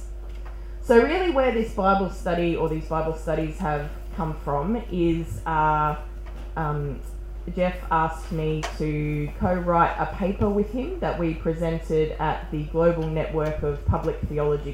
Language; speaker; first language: English; native; English